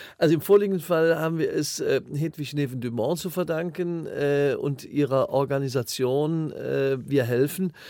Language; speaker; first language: German; native; German